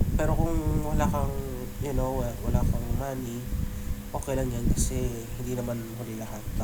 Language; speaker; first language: Filipino; non-native, local second language; Hiligaynon